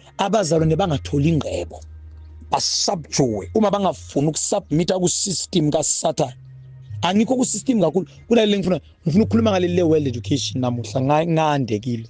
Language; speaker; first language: Zulu; native; Zulu